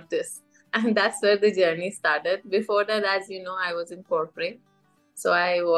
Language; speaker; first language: English; non-native, fluent; Persian